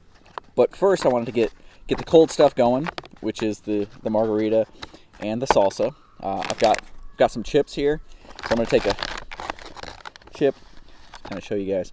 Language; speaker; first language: English; native; English